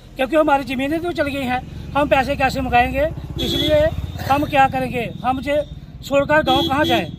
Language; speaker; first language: Hindi; native; Hindi